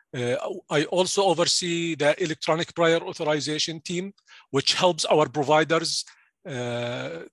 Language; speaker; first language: English; non-native, fluent; Arabic